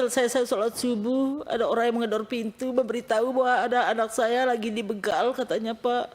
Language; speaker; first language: Indonesian; non-native, local second language; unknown